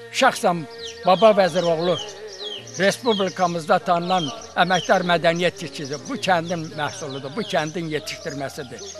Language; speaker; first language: Azerbaijani; non-native, local second language; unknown